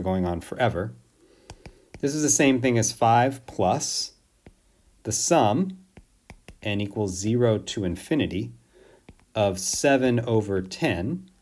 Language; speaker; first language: English; native; English